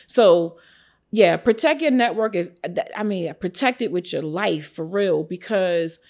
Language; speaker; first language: English; native; English